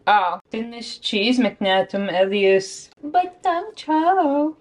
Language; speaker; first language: Amharic; non-native, learner; Arabic